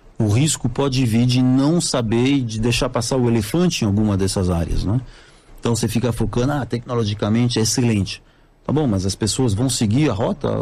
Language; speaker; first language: Portuguese; non-native, fluent; French